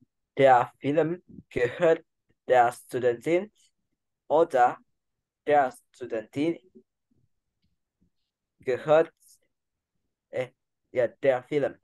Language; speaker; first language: German; non-native, learner; Indonesian